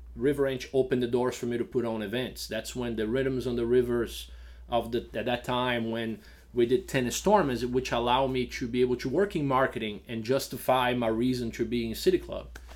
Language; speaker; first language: English; non-native, fluent; Portuguese